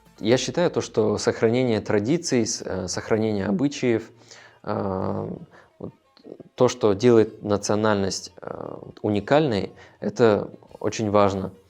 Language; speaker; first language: Russian; non-native, local second language; Tajik